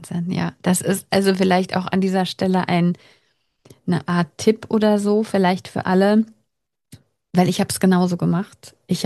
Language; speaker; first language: German; native; German